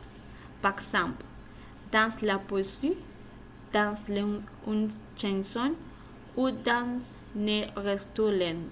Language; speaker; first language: French; non-native, learner; Spanish